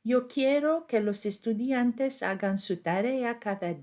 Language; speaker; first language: Spanish; non-native, fluent; English